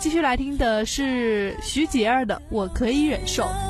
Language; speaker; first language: Chinese; native; Chinese